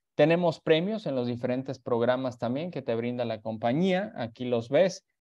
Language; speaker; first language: Spanish; native; Spanish